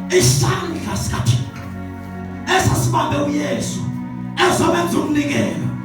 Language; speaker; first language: Zulu; non-native, local second language; Xhosa